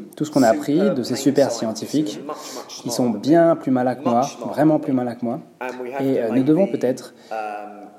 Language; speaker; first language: French; non-native, fluent; English